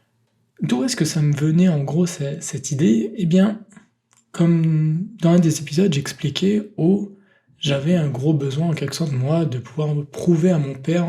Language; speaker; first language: French; native; French